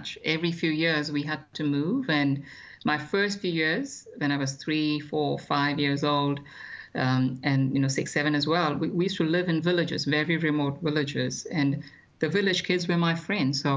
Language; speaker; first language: English; non-native, local second language; Malayalam